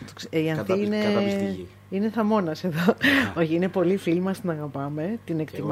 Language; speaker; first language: Greek; native; Greek